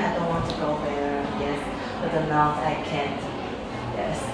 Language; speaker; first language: English; non-native, learner; Chinese